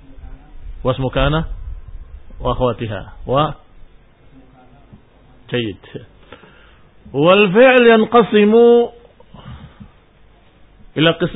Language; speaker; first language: Arabic; non-native, fluent; Indonesian